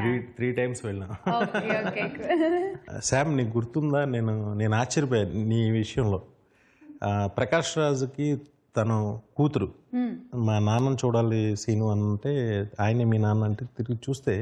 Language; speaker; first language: Telugu; native; Telugu